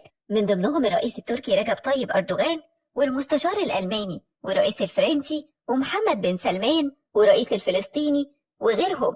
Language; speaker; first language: Arabic; native; Arabic